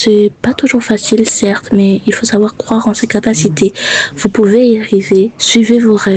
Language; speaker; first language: French; native; French